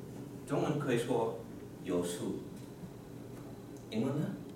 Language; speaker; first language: Chinese; non-native, learner; English